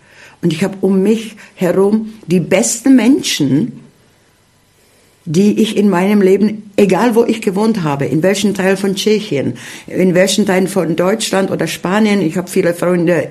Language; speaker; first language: German; early bilingual, heritage; Czech